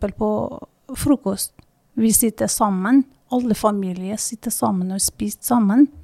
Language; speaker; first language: Norwegian; non-native, learner; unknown